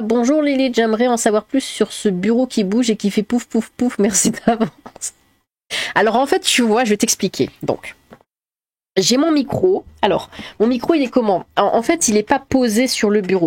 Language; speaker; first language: French; native; French